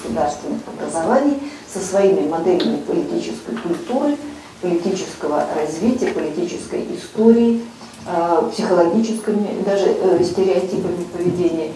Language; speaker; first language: Russian; native; Russian